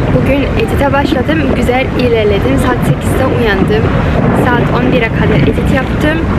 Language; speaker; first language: Turkish; early bilingual, heritage; Turkish